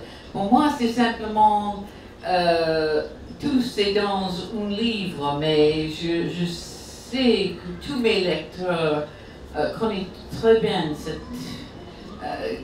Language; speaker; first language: French; non-native, fluent; English